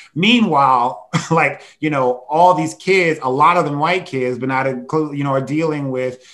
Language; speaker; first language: English; native; English